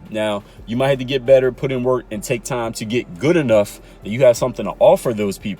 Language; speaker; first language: English; native; English